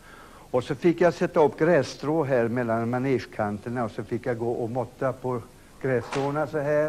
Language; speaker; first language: Swedish; native; Swedish